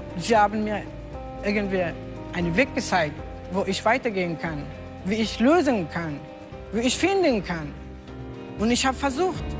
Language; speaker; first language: German; non-native, learner; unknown